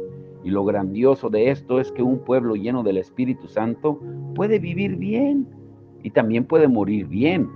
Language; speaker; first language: Spanish; native; Spanish